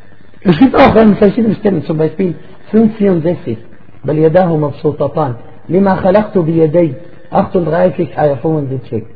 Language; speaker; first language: German; non-native, fluent; Arabic